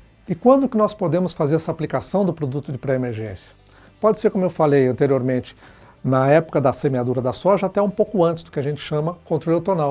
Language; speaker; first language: Portuguese; native; Portuguese